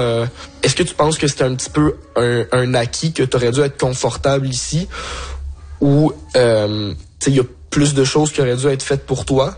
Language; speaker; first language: French; native; French